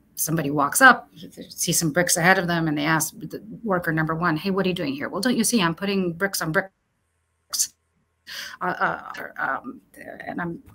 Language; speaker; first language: English; early bilingual, other home language; Romanian